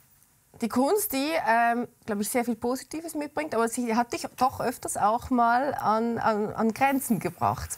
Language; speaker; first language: German; native; German